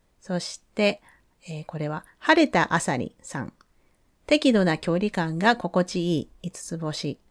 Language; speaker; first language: Japanese; native; Japanese